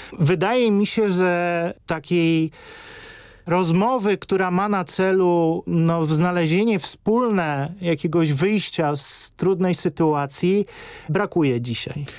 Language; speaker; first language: Polish; native; Polish